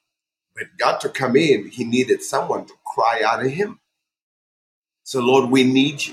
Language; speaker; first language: English; non-native, local second language; Ganda